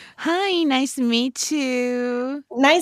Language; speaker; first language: English; non-native, learner; Japanese